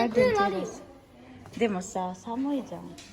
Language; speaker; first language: Japanese; non-native, fluent; Cebuano